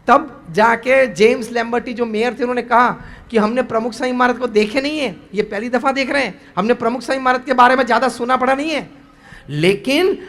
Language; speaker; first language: Hindi; non-native, local second language; Gujarati